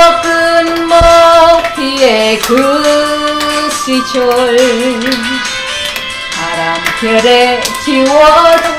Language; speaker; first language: Korean; non-native, fluent; Vietnamese